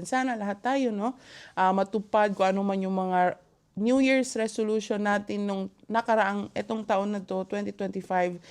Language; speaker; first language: Filipino; native; Filipino